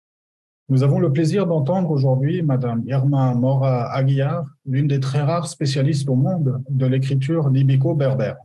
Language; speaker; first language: French; native; French